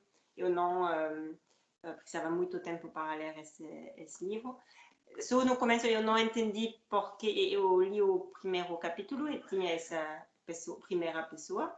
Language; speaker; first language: Portuguese; non-native, fluent; French